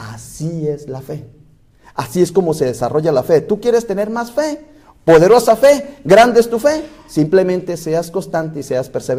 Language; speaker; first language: Spanish; native; Spanish